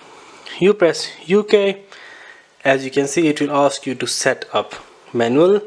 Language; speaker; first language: English; non-native, fluent; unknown